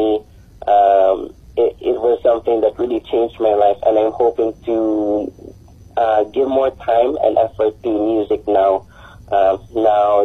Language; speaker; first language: English; non-native, local second language; Aklanon